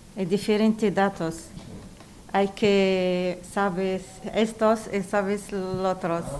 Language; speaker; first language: Spanish; non-native, learner; Arabic